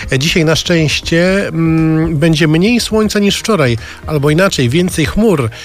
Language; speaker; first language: Polish; native; Polish